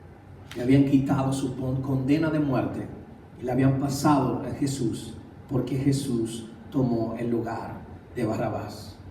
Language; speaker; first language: Spanish; native; Spanish